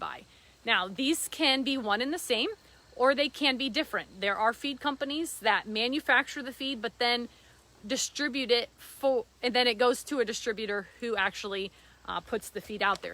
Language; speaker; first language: English; native; English